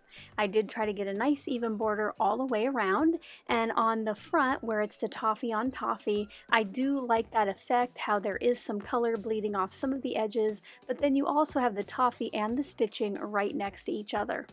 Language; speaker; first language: English; native; English